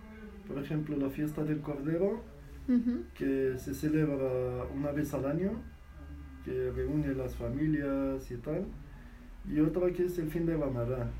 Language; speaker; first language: Spanish; non-native, fluent; Arabic